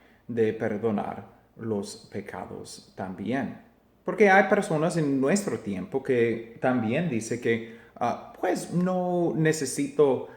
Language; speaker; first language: Spanish; non-native, fluent; English